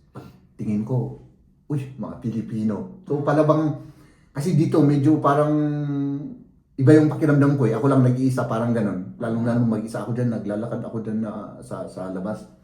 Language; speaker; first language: Filipino; non-native, local second language; Iloko